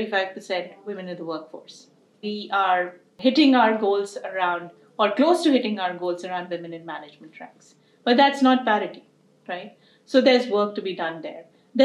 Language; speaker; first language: English; non-native, local second language; Hindi